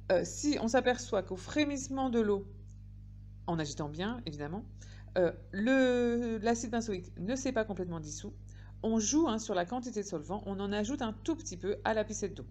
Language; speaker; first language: French; native; French